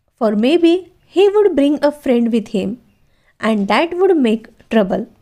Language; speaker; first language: English; non-native, local second language; Marathi